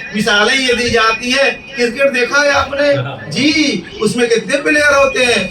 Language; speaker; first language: Urdu; native; Urdu